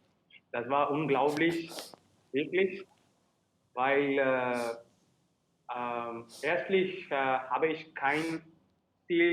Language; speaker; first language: German; non-native, learner; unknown